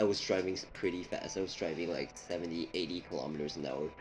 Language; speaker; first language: English; early bilingual, other home language; Chinese